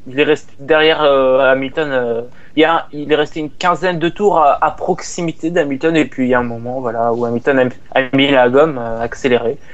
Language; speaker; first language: French; native; French